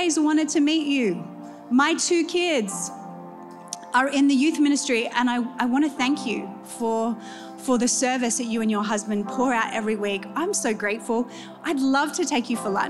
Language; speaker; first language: English; native; English